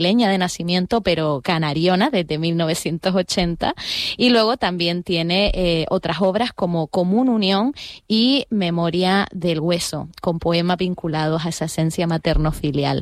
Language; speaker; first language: Spanish; native; Spanish